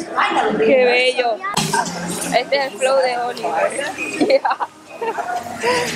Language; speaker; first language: Spanish; native; Spanish